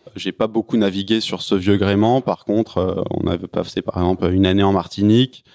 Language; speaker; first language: French; native; French